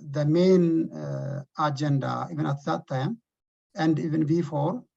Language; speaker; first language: English; non-native, local second language; Amharic